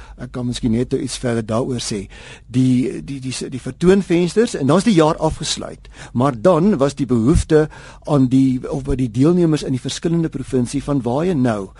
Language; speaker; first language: Afrikaans; native; Afrikaans